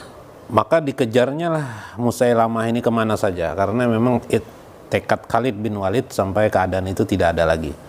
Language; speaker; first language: Indonesian; native; Indonesian